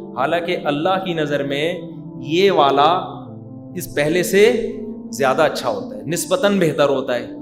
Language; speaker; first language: Urdu; native; Urdu